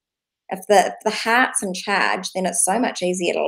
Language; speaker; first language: English; native; English